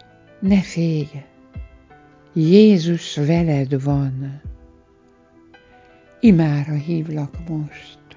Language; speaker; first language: Hungarian; native; Hungarian